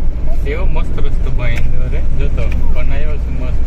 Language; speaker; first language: Gujarati; non-native, local second language; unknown